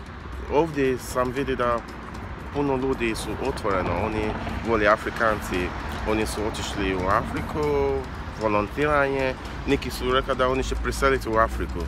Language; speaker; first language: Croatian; non-native, learner; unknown